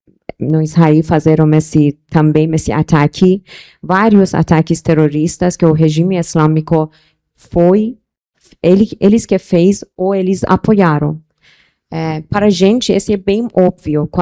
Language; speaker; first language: Portuguese; non-native, local second language; Persian